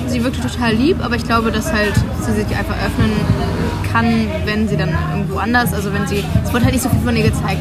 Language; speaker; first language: German; native; German